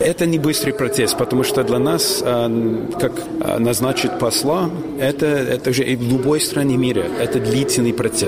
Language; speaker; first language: Russian; non-native, fluent; English